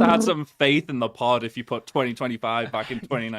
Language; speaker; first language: English; native; English